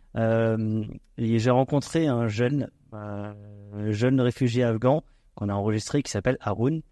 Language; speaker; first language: French; native; French